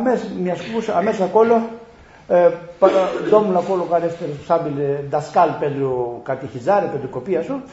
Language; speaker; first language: Romanian; non-native, learner; Greek